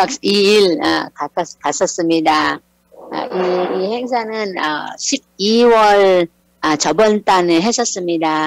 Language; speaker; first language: Korean; non-native, learner; Thai